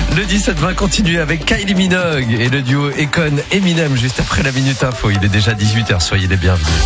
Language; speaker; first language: French; native; French